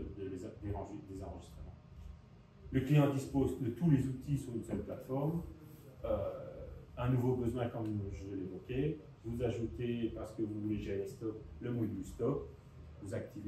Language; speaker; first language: French; native; French